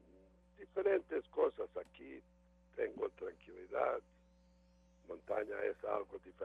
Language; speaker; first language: Spanish; non-native, learner; Serbian